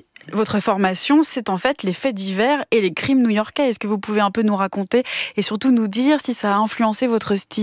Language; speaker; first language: French; native; French